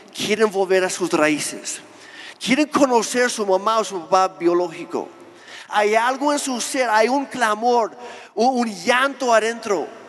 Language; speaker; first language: Spanish; non-native, fluent; English